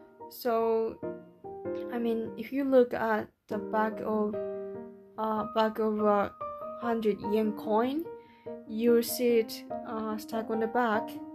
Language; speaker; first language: English; non-native, learner; Japanese